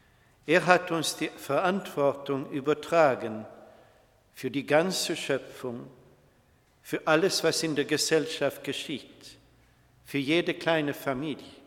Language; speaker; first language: German; non-native, fluent; Swedish